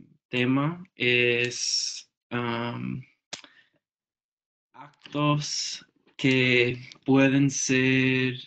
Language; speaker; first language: Spanish; non-native, learner; English